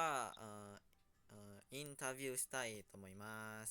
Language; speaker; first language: Japanese; non-native, learner; Indonesian